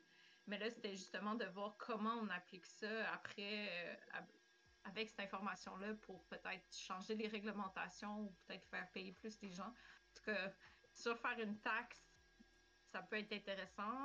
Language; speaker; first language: French; native; French